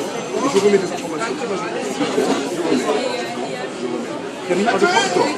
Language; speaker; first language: French; native; French